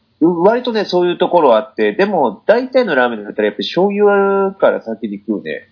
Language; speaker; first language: Japanese; native; Japanese